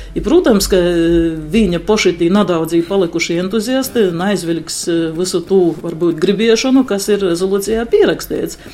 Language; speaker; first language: Latvian; native; Latvian